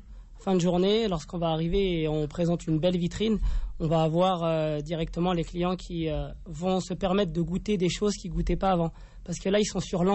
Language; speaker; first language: French; native; French